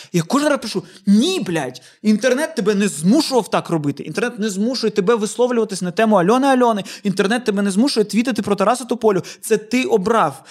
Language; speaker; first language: Ukrainian; native; Ukrainian